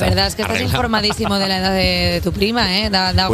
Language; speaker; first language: Spanish; native; Spanish